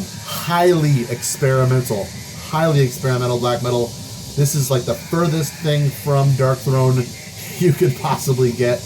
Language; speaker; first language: English; native; English